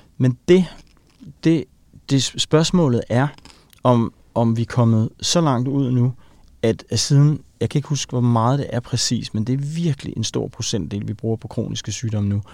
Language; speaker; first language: Danish; native; Danish